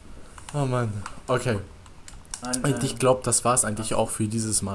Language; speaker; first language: German; native; German